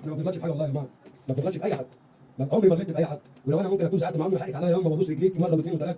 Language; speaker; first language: Arabic; native; Arabic